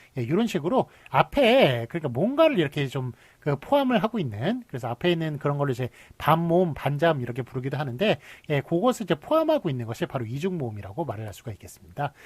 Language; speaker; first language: Korean; native; Korean